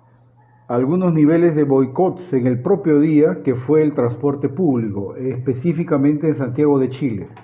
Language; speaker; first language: Spanish; native; Spanish